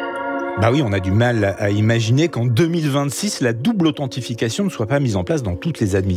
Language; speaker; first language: French; native; French